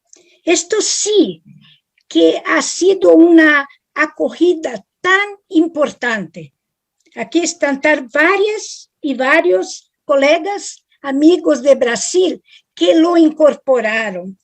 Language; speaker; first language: Spanish; non-native, fluent; Italian